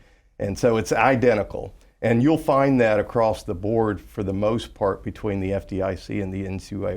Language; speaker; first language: English; native; English